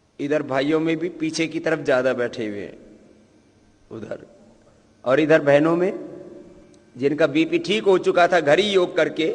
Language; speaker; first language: Hindi; native; Hindi